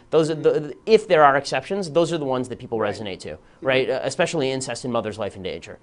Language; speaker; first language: English; native; English